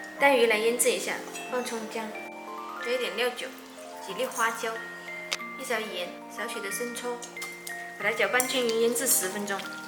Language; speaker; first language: Chinese; native; Chinese